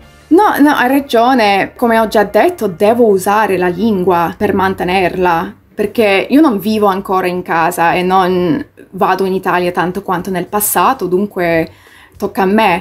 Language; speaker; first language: Italian; early bilingual, heritage; English